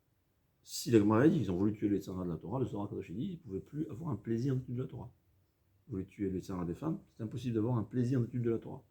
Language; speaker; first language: French; native; French